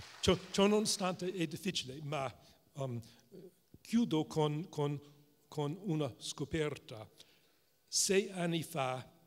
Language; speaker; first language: Italian; non-native, fluent; English